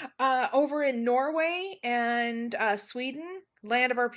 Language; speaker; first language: English; native; English